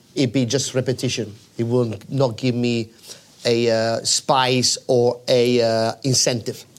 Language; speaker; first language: English; non-native, fluent; Italian